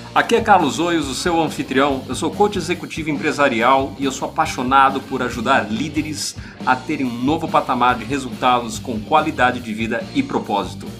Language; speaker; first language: Portuguese; native; Portuguese